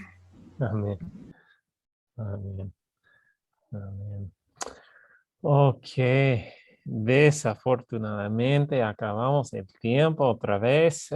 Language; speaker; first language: Spanish; non-native, fluent; English